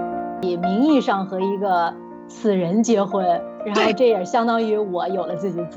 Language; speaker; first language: Chinese; native; Chinese